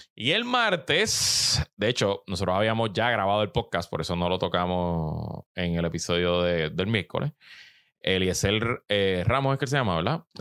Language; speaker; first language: Spanish; native; Spanish